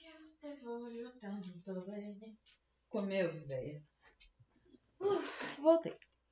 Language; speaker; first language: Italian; non-native, learner; Portuguese